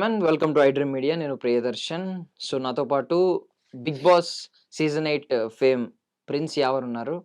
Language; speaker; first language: Telugu; native; Telugu